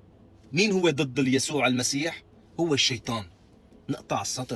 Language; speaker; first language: Arabic; native; Arabic